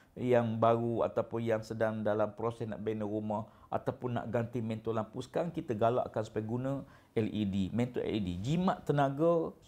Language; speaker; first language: Malay; native; Malay